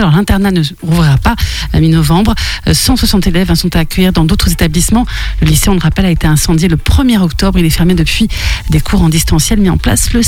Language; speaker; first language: French; native; French